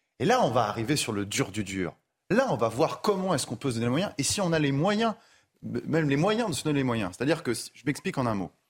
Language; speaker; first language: French; native; French